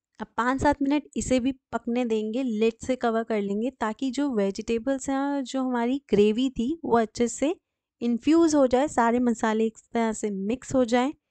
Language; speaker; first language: Hindi; native; Hindi